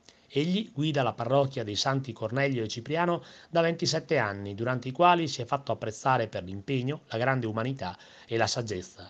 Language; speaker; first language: Italian; native; Italian